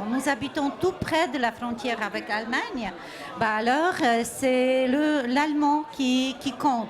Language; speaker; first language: French; non-native, fluent; Polish